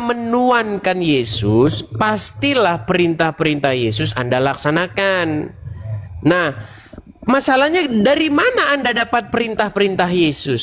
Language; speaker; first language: Indonesian; native; Indonesian